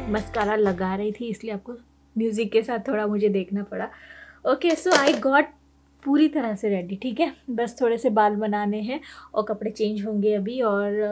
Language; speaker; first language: Hindi; native; Hindi